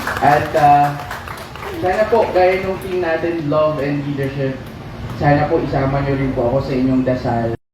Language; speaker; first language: Filipino; non-native, local second language; Pangasinan